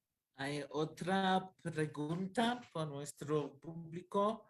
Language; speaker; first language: Spanish; non-native, fluent; German